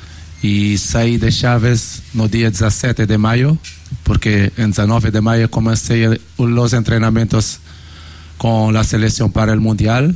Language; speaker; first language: Portuguese; non-native, local second language; Kabuverdianu